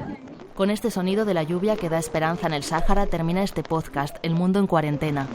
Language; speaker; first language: Spanish; native; Spanish